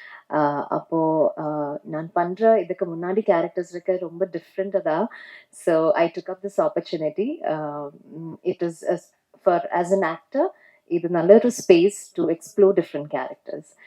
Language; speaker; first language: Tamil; non-native, local second language; Malayalam